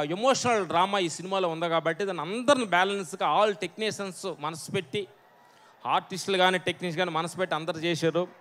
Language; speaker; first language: Telugu; native; Telugu